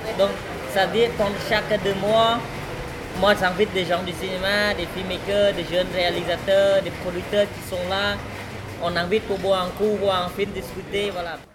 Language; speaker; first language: French; non-native, fluent; Khmer